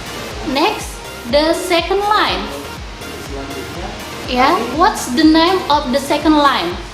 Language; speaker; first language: English; non-native, learner; Indonesian